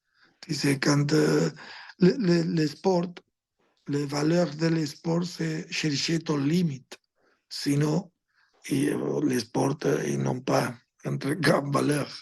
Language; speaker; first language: French; non-native, fluent; Spanish